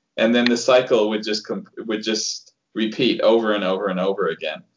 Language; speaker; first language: English; native; English